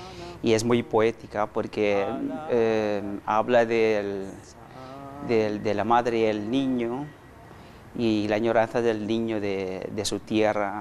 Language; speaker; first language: Spanish; non-native, fluent; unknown